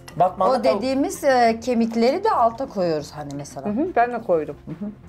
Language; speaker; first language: Turkish; native; Turkish